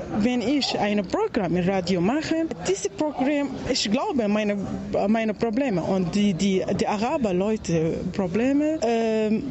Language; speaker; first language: German; non-native, learner; Arabic